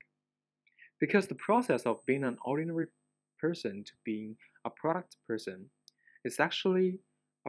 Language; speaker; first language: English; non-native, fluent; Chinese